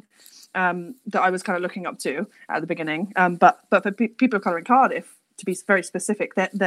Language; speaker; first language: English; native; English